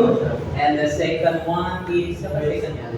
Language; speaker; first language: English; non-native, fluent; Indonesian